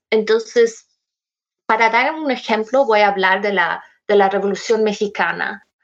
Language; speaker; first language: Spanish; non-native, fluent; German